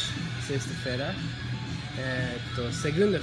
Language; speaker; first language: Portuguese; non-native, learner; English